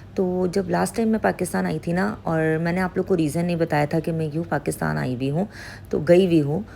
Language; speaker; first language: Urdu; native; Urdu